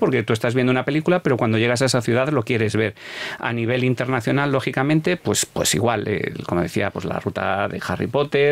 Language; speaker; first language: Spanish; native; Spanish